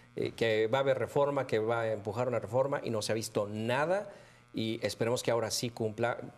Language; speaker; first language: Spanish; native; Spanish